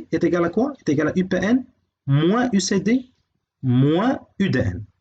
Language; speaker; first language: French; non-native, local second language; Arabic